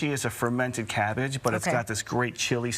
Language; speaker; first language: English; native; English